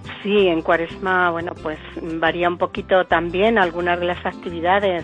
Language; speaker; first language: Spanish; native; Spanish